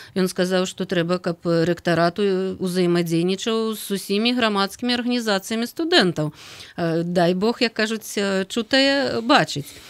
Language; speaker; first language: Belarusian; native; Belarusian